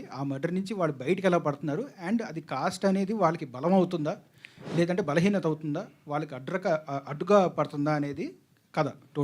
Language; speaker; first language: Telugu; native; Telugu